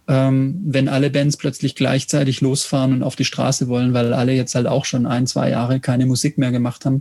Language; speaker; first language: German; native; German